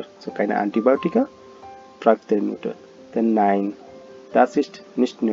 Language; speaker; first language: German; non-native, fluent; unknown